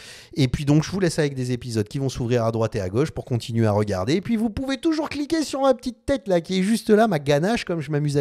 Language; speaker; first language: French; native; French